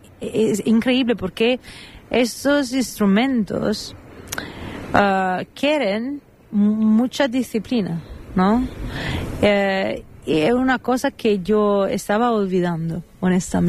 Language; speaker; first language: Spanish; non-native, fluent; Italian